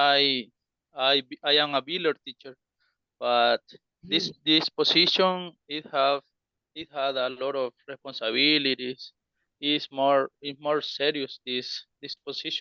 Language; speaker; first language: English; non-native, learner; Spanish